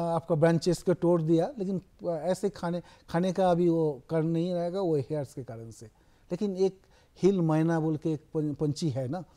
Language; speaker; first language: Hindi; non-native, local second language; Bangla